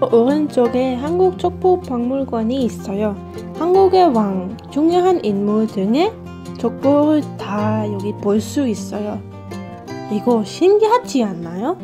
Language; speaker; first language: Korean; non-native, fluent; Dutch